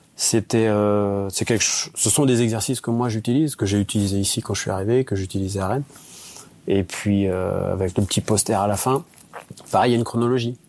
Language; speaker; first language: French; native; French